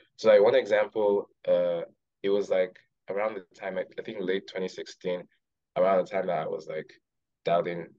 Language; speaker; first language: English; non-native, local second language; Yoruba